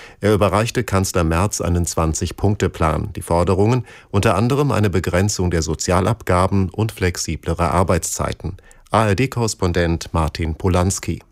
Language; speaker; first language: German; native; German